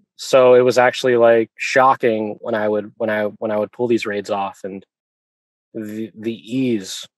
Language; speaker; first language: English; native; English